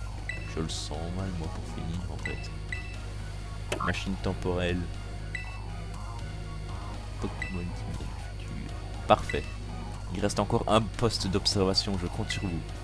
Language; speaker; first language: French; native; French